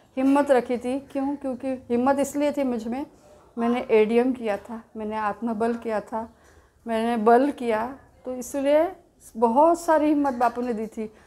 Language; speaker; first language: Hindi; native; Hindi